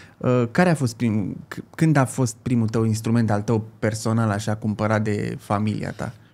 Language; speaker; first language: Romanian; native; Romanian